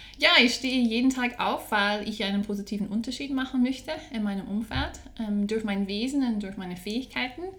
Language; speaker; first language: German; non-native, fluent; English